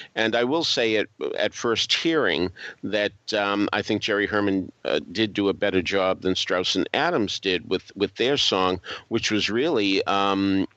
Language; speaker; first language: English; native; English